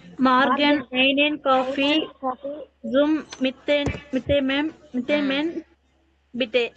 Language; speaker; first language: German; non-native, learner; Tamil